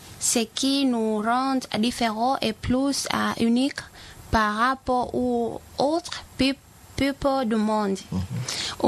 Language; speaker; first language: French; non-native, learner; Masai